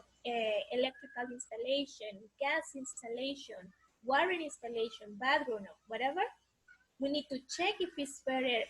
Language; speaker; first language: English; non-native, learner; Spanish